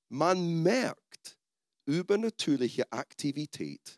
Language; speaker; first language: German; non-native, fluent; English